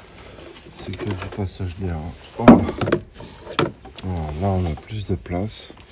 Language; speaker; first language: French; native; French